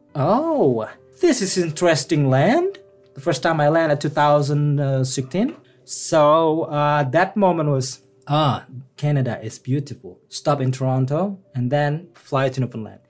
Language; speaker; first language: English; non-native, fluent; Indonesian